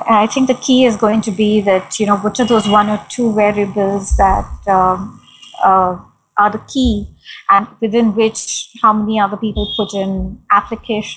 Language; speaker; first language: English; non-native, local second language; Hindi